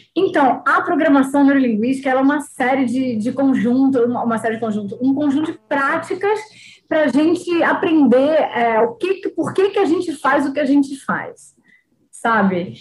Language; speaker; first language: Portuguese; native; Portuguese